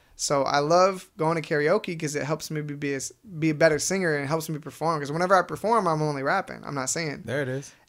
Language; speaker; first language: English; native; English